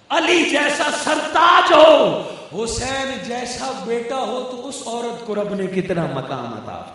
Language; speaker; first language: Urdu; non-native, local second language; Punjabi